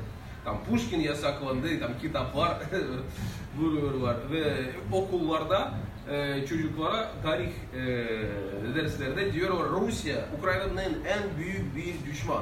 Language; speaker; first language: Turkish; non-native, fluent; Russian